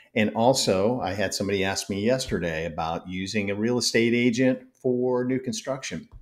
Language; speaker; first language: English; native; English